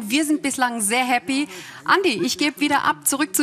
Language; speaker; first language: German; native; German